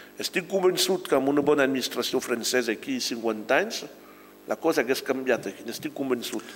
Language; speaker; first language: Catalan; non-native, local second language; French